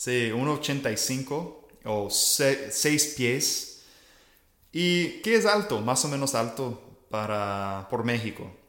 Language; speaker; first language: Spanish; non-native, fluent; English